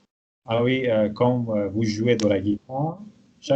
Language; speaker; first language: French; non-native, fluent; Persian